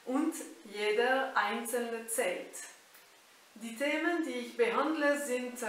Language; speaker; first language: German; non-native, fluent; French